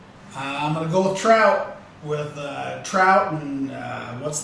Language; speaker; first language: English; native; English